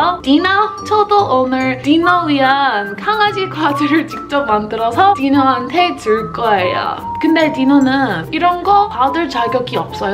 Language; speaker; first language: Korean; non-native, fluent; English